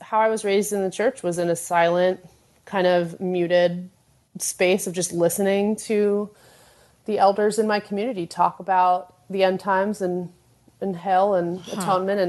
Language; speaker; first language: English; native; English